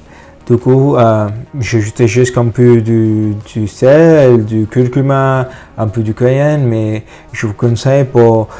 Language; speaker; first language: French; non-native, fluent; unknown